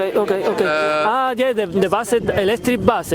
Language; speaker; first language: English; non-native, learner; Spanish